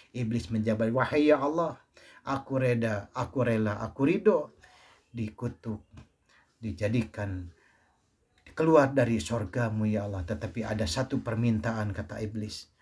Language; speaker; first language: Indonesian; native; Indonesian